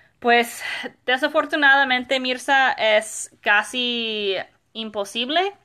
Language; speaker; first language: Spanish; non-native, fluent; English